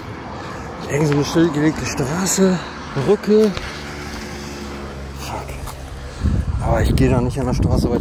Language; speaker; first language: German; native; German